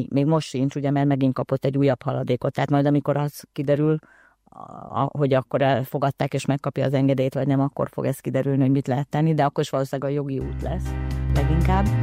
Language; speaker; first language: Hungarian; native; Hungarian